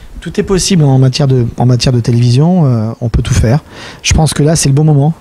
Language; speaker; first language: French; native; French